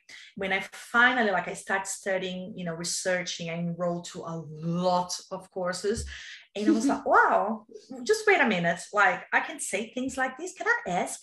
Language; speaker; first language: English; non-native, fluent; Portuguese